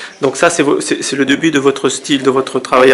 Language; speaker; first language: French; native; French